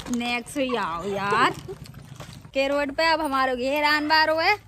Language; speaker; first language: Hindi; native; Hindi